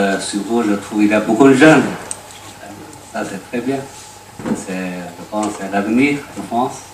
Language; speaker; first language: French; non-native, learner; Chinese